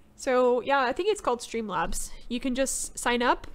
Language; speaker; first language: English; native; English